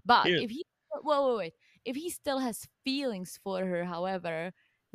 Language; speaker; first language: English; non-native, fluent; Czech